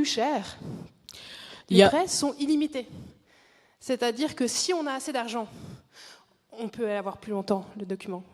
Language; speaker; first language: French; native; French